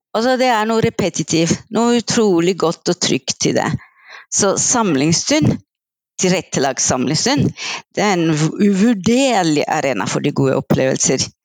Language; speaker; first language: Norwegian; non-native, fluent; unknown